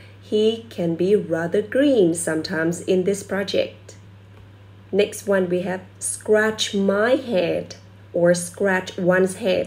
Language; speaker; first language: English; non-native, fluent; Vietnamese